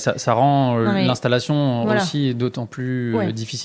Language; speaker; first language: French; native; French